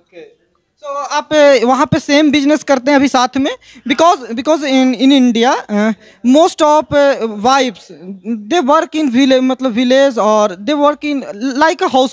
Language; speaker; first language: Hindi; native; Hindi